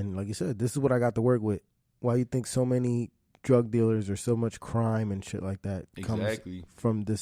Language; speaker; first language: English; native; English